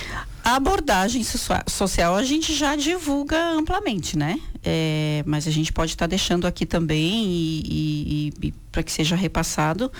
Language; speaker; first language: Portuguese; native; Portuguese